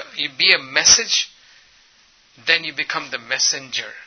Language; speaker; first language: English; early bilingual, other home language; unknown